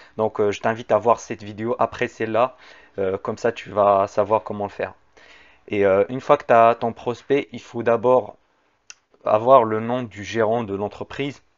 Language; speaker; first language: French; native; French